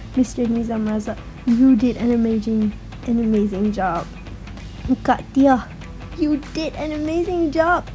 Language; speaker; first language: English; non-native, local second language; Malay